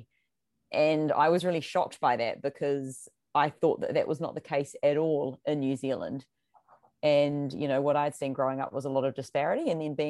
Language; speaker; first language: English; native; English